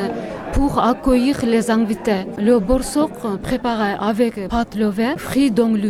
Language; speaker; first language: French; non-native, learner; Kyrgyz